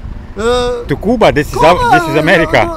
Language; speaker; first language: English; non-native, fluent; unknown